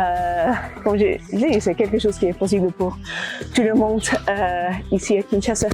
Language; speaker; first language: French; non-native, fluent; English